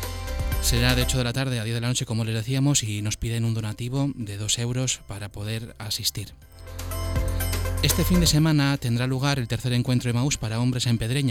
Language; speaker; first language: Spanish; native; Spanish